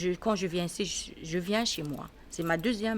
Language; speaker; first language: French; non-native, learner; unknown